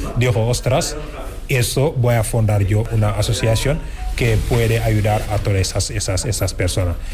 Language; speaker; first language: Spanish; non-native, fluent; Wolof